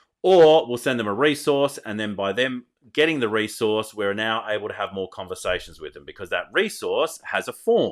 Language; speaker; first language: English; native; English